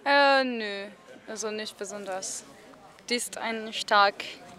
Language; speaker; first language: German; non-native, fluent; French